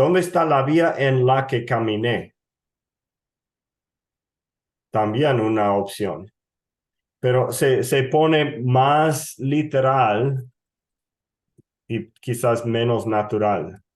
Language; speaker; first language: Spanish; non-native, fluent; English